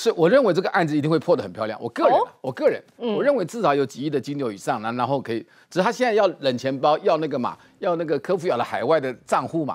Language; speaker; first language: Chinese; native; Chinese